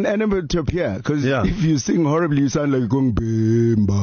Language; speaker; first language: English; non-native, local second language; Zulu